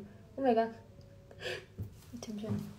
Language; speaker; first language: Korean; non-native, fluent; Chinese